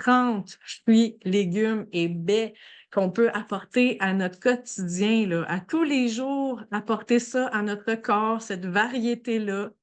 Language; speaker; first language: French; native; French